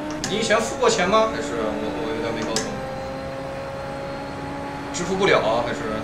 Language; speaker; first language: Chinese; native; Chinese